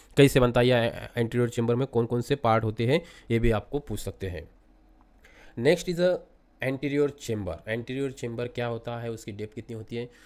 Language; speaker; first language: Hindi; non-native, local second language; Marathi